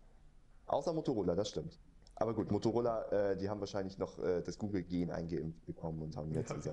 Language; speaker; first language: German; native; German